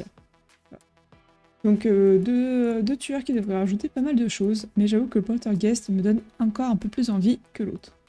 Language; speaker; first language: French; native; French